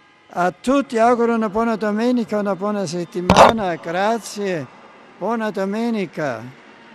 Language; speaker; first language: Italian; non-native, fluent; German